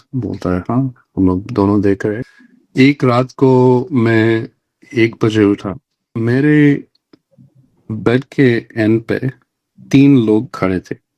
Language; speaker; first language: Hindi; non-native, local second language; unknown